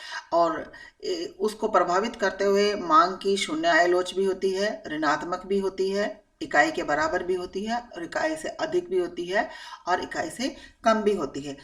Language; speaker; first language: Hindi; native; Hindi